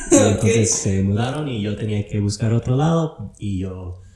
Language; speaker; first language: Spanish; non-native, fluent; English